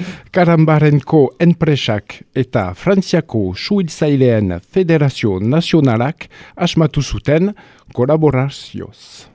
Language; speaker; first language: Basque; non-native, learner; French